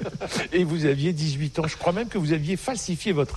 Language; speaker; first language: French; native; French